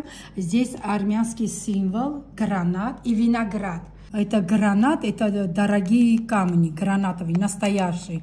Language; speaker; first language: Russian; non-native, local second language; Armenian